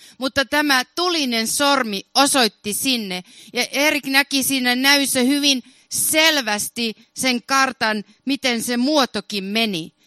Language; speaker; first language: Finnish; early bilingual, heritage; Finnish